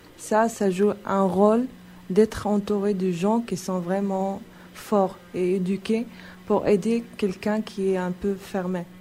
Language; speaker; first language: French; non-native, local second language; Arabic